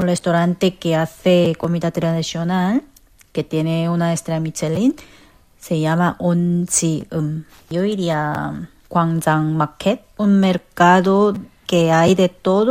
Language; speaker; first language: Spanish; non-native, fluent; Korean